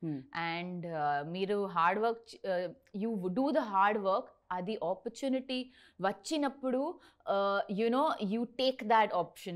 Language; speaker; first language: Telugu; non-native, learner; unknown